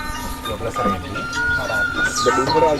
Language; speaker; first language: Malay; non-native, local second language; Sundanese